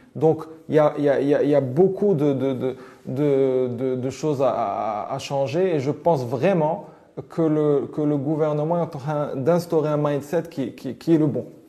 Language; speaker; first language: French; non-native, local second language; Arabic